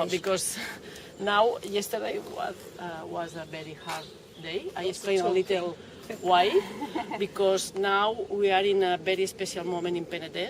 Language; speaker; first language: English; non-native, learner; Catalan